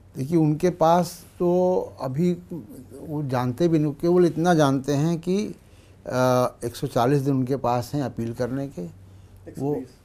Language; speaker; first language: Hindi; native; Hindi